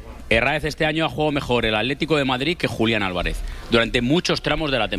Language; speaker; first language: Spanish; native; Spanish